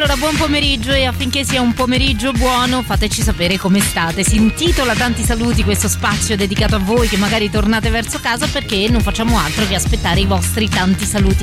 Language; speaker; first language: Italian; native; Italian